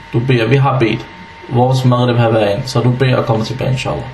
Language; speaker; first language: Danish; early bilingual, other home language; Arabic